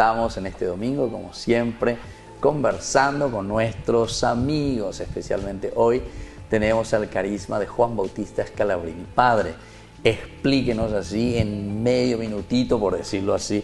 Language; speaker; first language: Spanish; native; Spanish